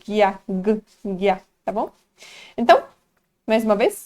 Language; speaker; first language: Portuguese; non-native, fluent; Polish